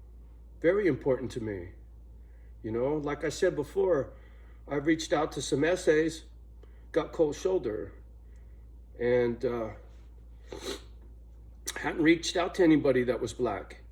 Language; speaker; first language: English; native; English